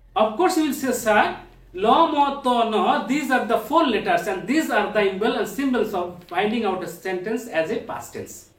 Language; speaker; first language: English; non-native, local second language; Bangla